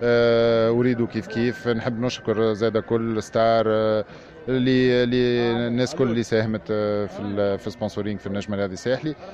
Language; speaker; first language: Arabic; native; Arabic